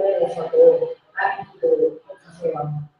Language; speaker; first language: Korean; non-native, learner; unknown